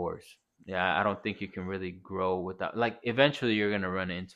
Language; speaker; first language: English; native; English